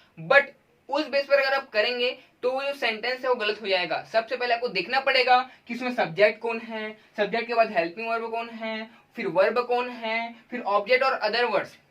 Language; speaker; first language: Hindi; native; Hindi